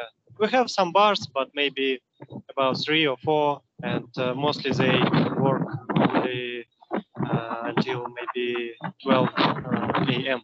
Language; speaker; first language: English; non-native, learner; Russian